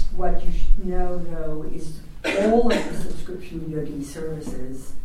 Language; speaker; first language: English; native; English